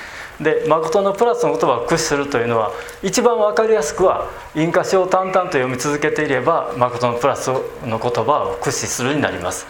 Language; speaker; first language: Japanese; native; Japanese